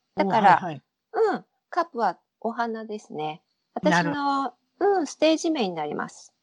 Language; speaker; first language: Japanese; native; Japanese